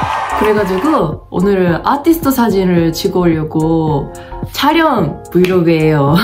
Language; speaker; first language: Korean; non-native, fluent; Japanese